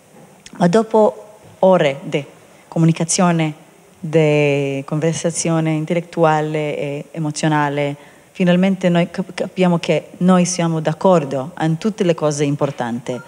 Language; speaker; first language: Italian; non-native, learner; Hebrew